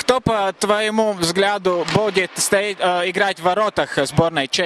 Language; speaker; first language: Russian; non-native, local second language; Latvian